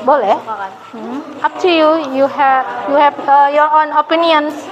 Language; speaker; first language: English; non-native, fluent; Indonesian